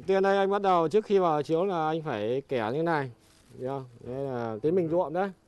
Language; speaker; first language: Vietnamese; native; Vietnamese